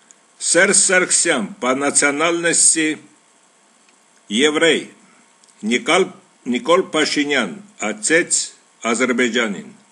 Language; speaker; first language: Russian; non-native, local second language; Armenian